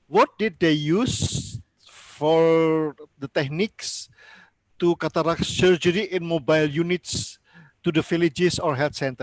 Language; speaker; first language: English; non-native, learner; Indonesian